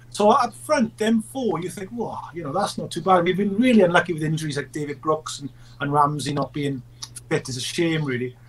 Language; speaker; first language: English; native; English